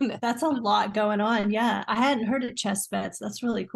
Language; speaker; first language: English; native; English